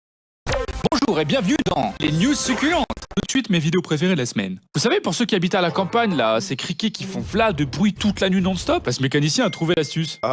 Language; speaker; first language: French; native; French